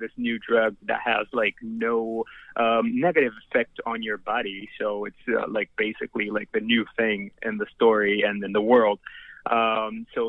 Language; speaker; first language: English; non-native, fluent; Portuguese